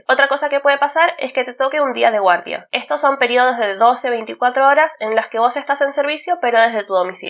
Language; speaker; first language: Spanish; native; Spanish